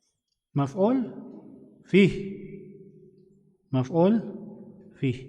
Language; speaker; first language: Arabic; non-native, fluent; Indonesian